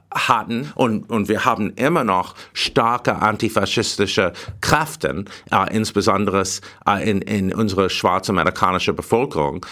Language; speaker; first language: German; non-native, learner; English